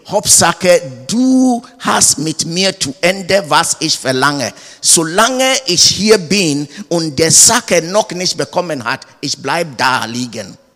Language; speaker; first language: German; non-native, learner; English